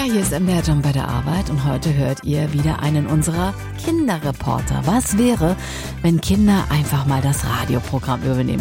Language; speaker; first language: German; native; German